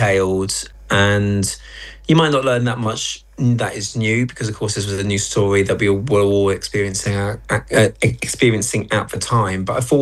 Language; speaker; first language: English; native; English